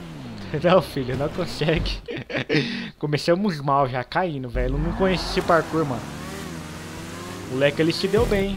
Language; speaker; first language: Portuguese; native; Portuguese